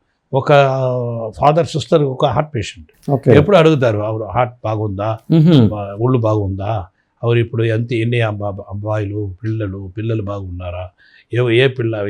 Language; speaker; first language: Telugu; non-native, local second language; Tamil